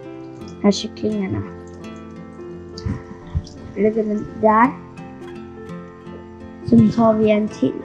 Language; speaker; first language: Swedish; non-native, learner; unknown